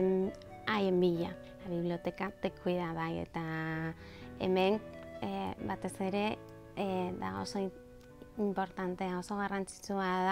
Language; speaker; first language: Basque; non-native, local second language; Spanish